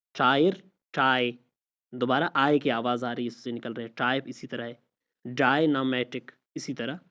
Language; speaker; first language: Urdu; non-native, local second language; Baluchi